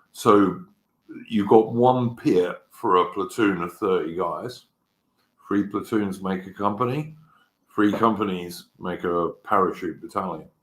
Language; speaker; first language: English; native; English